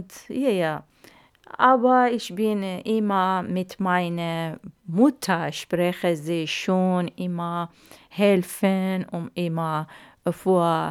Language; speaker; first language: German; non-native, learner; Arabic